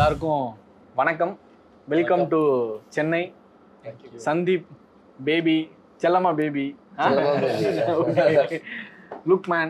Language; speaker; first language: Tamil; native; Tamil